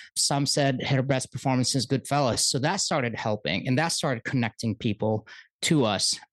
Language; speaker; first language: English; early bilingual, other home language; Arabic